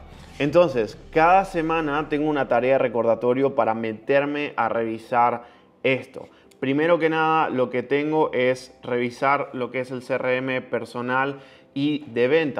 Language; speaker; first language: Spanish; native; Spanish